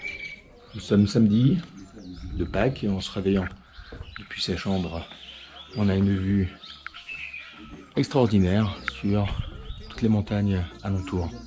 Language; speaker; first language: French; native; French